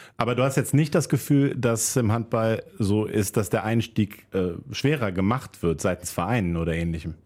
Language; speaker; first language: German; native; German